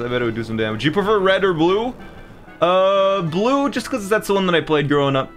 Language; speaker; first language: English; native; English